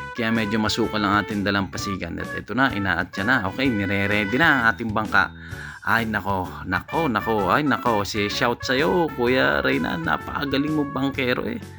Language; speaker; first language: Filipino; native; Filipino